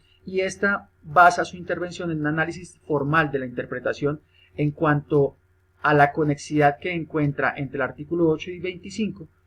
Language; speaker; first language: Spanish; native; Spanish